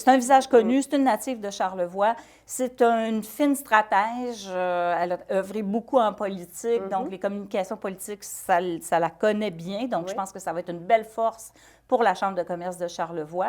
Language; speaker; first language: French; native; French